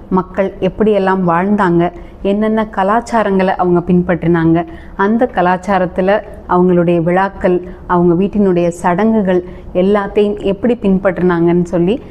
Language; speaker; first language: Tamil; native; Tamil